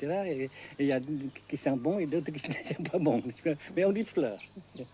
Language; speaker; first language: French; non-native, local second language; Vietnamese